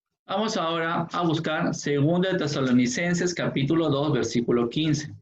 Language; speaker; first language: Spanish; native; Spanish